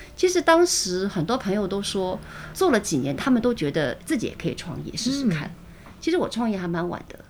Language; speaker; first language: Chinese; native; Chinese